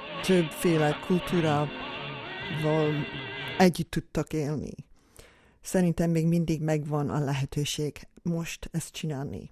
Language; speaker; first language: Hungarian; early bilingual, heritage; Hungarian